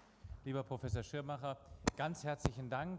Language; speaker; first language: German; native; German